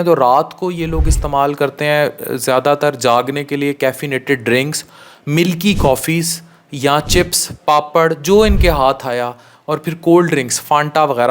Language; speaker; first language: Urdu; native; Urdu